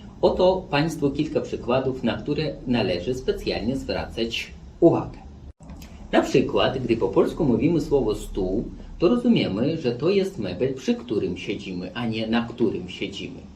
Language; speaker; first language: Polish; non-native, fluent; Belarusian